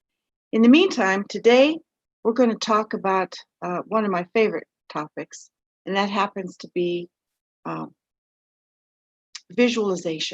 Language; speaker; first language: English; native; English